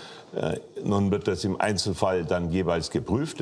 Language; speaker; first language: German; native; German